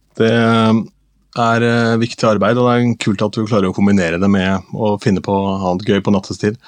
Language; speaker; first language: Norwegian; native; Norwegian